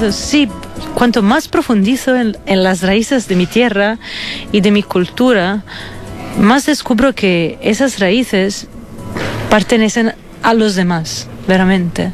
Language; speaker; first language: Spanish; non-native, fluent; Italian